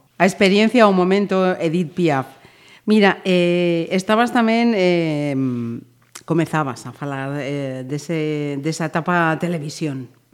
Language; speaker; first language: Galician; native; Galician